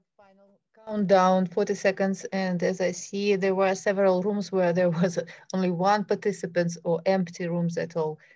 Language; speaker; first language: English; non-native, fluent; Ukrainian